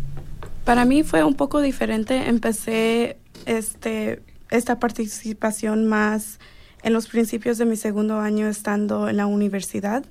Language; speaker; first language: Spanish; early bilingual, heritage; Spanish